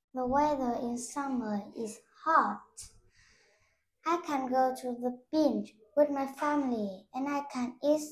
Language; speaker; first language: English; non-native, learner; Vietnamese